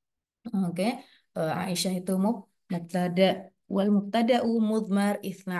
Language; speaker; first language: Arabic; non-native, fluent; Indonesian